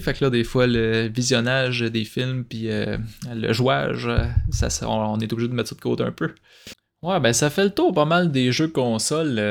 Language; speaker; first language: French; native; French